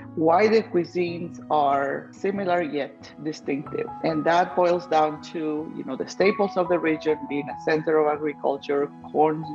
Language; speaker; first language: English; non-native, fluent; Spanish